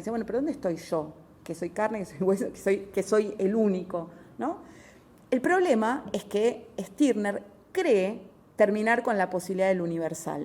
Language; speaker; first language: Spanish; native; Spanish